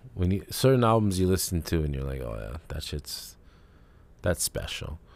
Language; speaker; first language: English; native; English